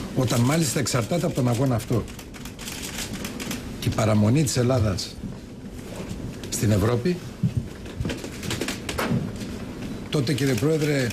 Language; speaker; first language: Greek; native; Greek